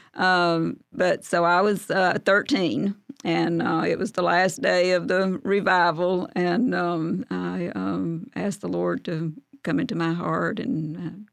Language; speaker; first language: English; native; English